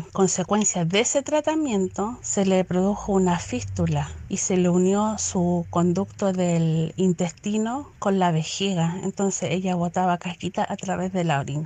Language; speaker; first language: Spanish; native; Spanish